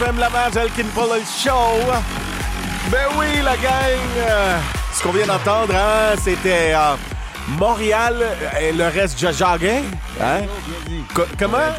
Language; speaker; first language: French; early bilingual, other home language; Spanish